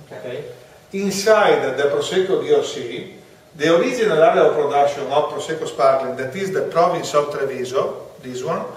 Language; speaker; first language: English; non-native, fluent; Italian